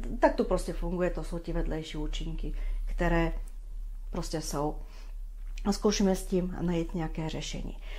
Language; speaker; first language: Czech; non-native, fluent; Bulgarian